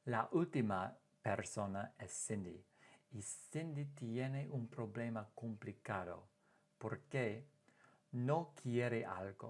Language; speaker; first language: Spanish; non-native, fluent; English